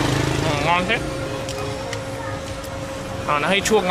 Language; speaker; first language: Vietnamese; non-native, fluent; English